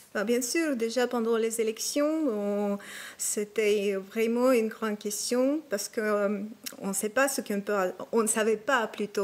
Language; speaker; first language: French; non-native, fluent; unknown